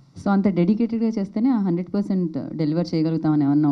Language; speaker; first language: Telugu; native; Telugu